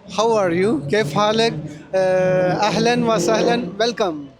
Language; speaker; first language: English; non-native, learner; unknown